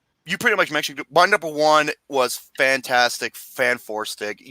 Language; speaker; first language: English; native; English